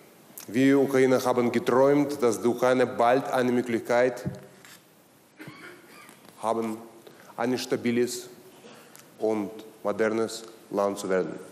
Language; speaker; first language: German; non-native, learner; Russian